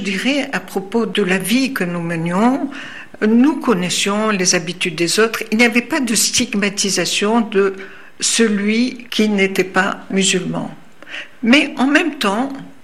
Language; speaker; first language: French; non-native, local second language; Arabic